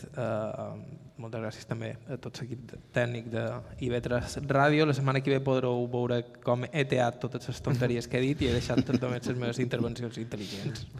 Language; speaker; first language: Catalan; native; Catalan